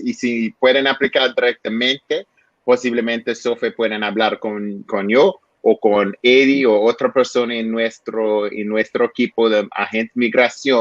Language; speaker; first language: Spanish; non-native, learner; English